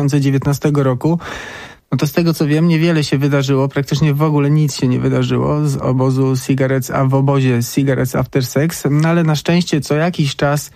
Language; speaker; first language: Polish; native; Polish